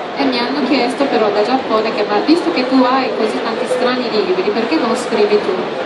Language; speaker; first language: Italian; non-native, fluent; Japanese